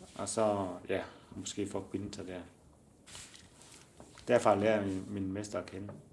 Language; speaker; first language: Danish; non-native, learner; Chinese